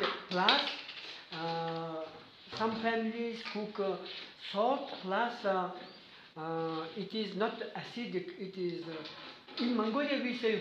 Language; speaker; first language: English; non-native, learner; Mongolian